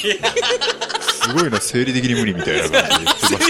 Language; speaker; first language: Japanese; native; Japanese